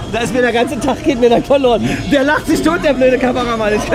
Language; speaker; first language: German; native; German